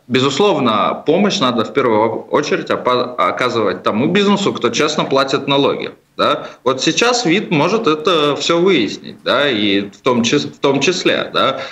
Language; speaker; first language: Russian; native; Russian